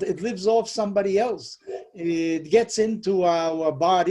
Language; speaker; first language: English; non-native, fluent; Spanish